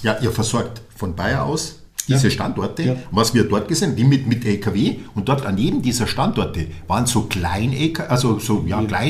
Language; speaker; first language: German; native; German